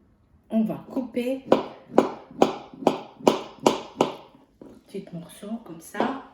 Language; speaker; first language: French; non-native, fluent; Arabic